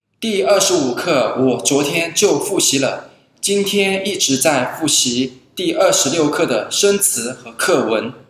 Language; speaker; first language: Chinese; native; Chinese